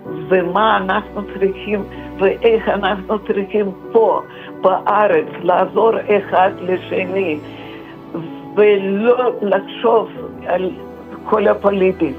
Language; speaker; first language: Hebrew; non-native, fluent; Russian